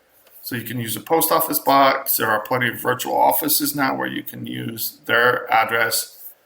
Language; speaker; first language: English; native; English